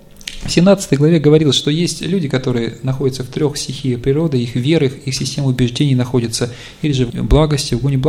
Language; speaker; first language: Russian; native; Russian